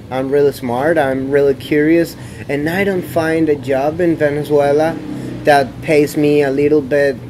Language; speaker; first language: English; non-native, fluent; Spanish